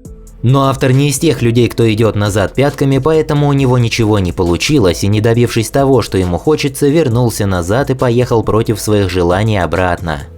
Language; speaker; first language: Russian; native; Russian